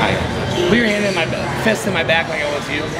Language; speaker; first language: English; native; English